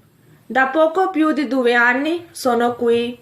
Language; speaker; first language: Italian; non-native, fluent; Urdu